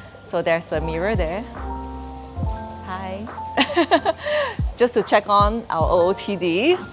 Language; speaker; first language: English; non-native, local second language; Chinese